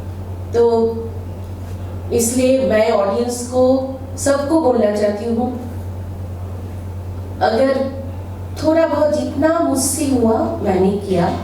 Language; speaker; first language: Hindi; non-native, local second language; Bangla